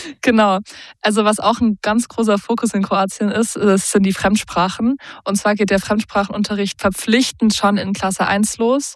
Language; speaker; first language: German; native; German